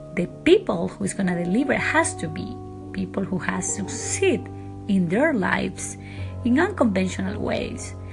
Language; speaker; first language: English; non-native, fluent; Spanish